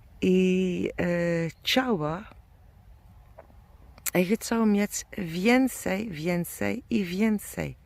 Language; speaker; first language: Polish; non-native, learner; German